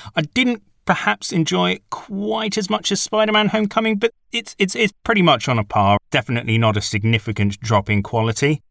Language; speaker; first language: English; native; English